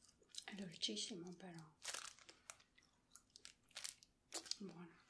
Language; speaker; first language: Italian; non-native, learner; Spanish